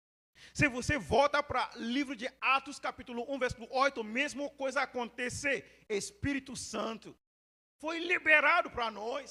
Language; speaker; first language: Portuguese; non-native, learner; Yoruba